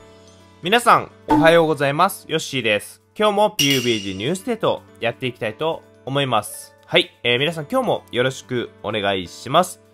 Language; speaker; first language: Japanese; native; Japanese